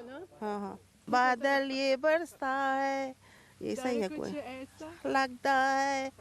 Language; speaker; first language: Hindi; non-native, local second language; Bangla